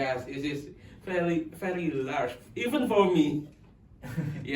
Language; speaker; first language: English; non-native, local second language; Indonesian